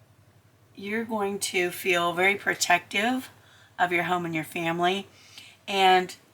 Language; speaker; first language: English; native; English